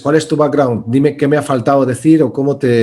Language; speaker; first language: Spanish; native; Spanish